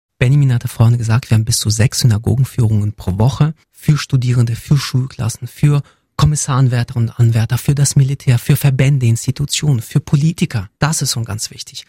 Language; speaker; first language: German; early bilingual, other home language; Russian